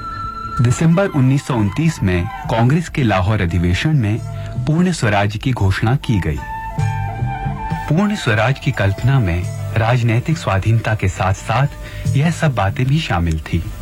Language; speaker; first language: Hindi; native; Hindi